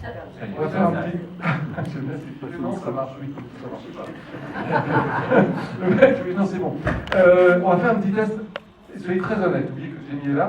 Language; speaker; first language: French; native; French